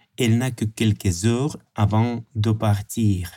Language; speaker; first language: French; non-native, learner; Russian